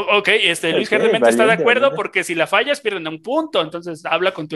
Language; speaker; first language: Spanish; native; Spanish